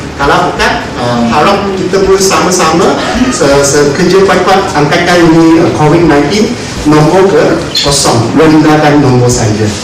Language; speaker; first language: Malay; non-native, local second language; Chinese